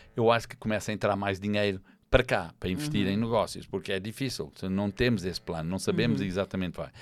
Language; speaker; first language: Portuguese; non-native, fluent; English